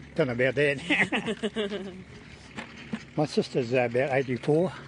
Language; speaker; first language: English; native; English